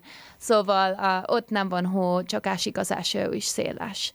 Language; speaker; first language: Hungarian; early bilingual, heritage; Hungarian